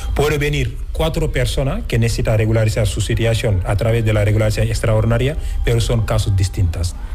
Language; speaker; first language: Spanish; non-native, fluent; Wolof